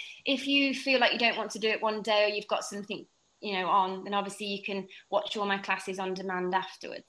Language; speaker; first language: English; native; English